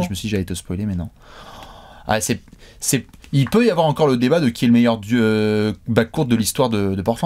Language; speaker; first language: French; native; French